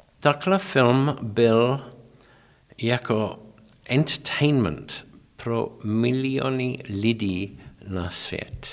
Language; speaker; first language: Czech; non-native, learner; English